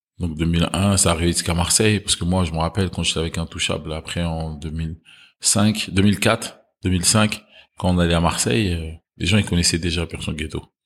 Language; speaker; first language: French; early bilingual, other home language; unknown